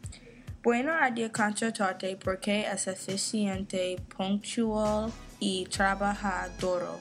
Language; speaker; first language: Spanish; non-native, learner; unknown